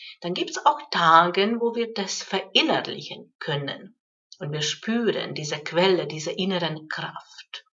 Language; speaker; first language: German; non-native, fluent; Hungarian